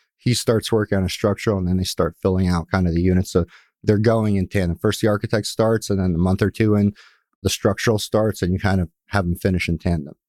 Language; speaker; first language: English; early bilingual, other home language; Russian